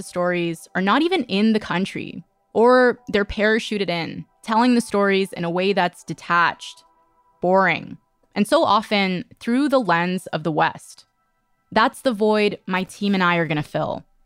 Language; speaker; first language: English; native; English